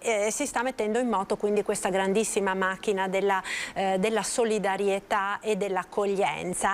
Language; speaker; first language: Italian; native; Italian